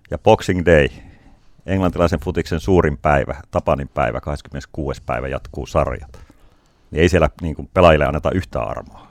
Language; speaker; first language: Finnish; native; Finnish